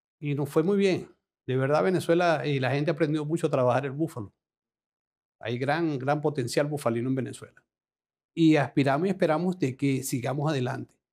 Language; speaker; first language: Spanish; native; Spanish